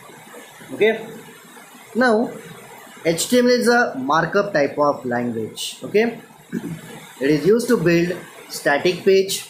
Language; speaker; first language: English; non-native, local second language; Marathi